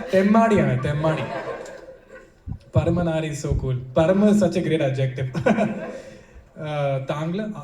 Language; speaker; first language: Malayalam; non-native, learner; English